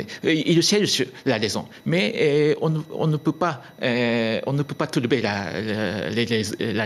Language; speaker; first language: French; non-native, learner; Japanese